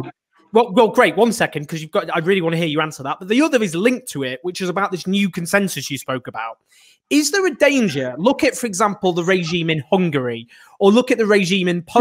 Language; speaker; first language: English; native; English